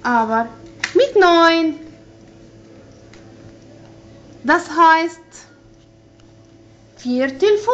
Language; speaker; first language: German; non-native, fluent; Arabic